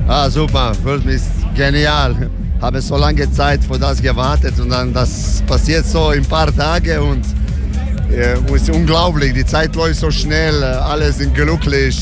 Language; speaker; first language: German; non-native, learner; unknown